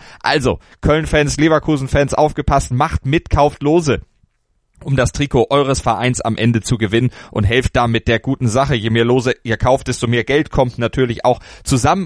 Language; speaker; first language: German; native; German